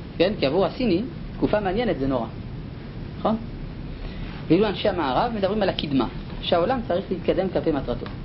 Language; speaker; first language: Hebrew; non-native, fluent; French